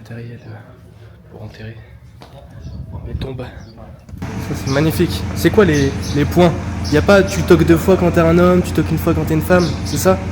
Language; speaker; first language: French; native; French